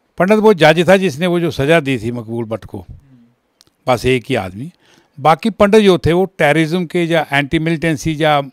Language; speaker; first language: Hindi; non-native, local second language; Kashmiri